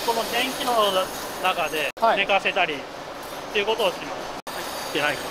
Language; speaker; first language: Japanese; native; Japanese